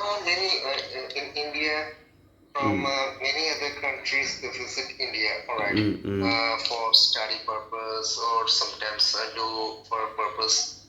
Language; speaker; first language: English; non-native, local second language; Bangla